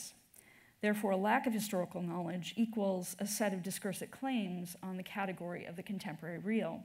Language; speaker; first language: English; native; English